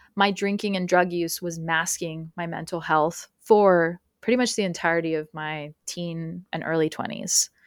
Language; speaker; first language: English; early bilingual, other home language; Spanish